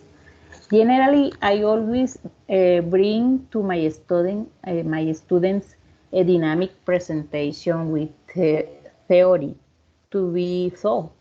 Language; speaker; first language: English; non-native, learner; Spanish